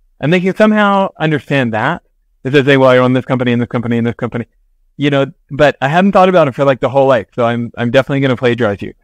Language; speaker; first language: English; native; English